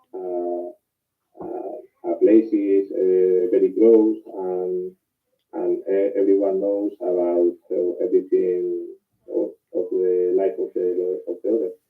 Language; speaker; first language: English; non-native, learner; Spanish